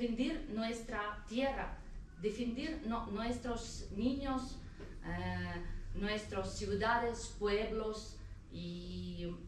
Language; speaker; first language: Spanish; non-native, fluent; Ukrainian